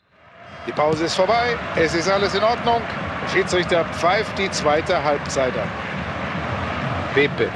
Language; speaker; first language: German; native; German